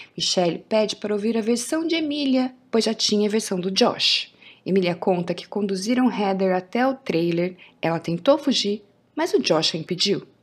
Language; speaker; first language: Portuguese; native; Portuguese